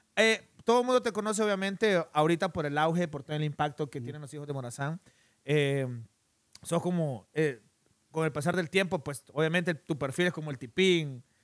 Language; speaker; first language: Spanish; native; Spanish